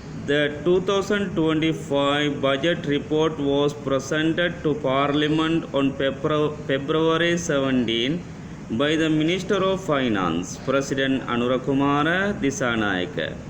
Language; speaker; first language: English; non-native, local second language; Tamil